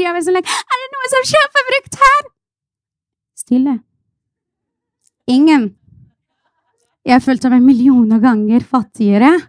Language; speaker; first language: Norwegian; non-native, fluent; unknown